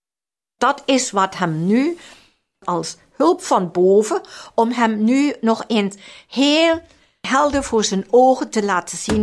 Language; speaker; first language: Dutch; non-native, fluent; German